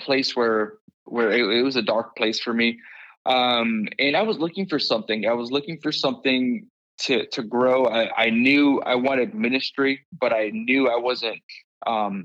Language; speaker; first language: English; early bilingual, other home language; Spanish